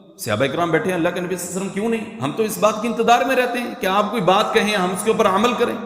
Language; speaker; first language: Urdu; non-native, local second language; Punjabi